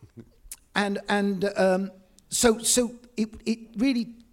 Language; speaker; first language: English; native; English